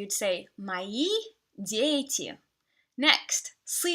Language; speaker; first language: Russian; non-native, fluent; English